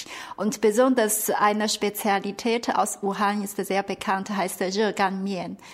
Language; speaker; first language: German; non-native, fluent; Chinese